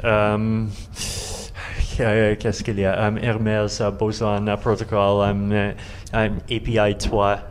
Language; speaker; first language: French; non-native, learner; Russian